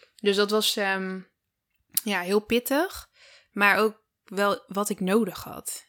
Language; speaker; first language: Dutch; early bilingual, other home language; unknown